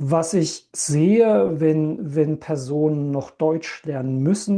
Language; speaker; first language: German; native; German